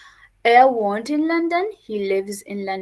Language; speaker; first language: German; non-native, learner; Hindi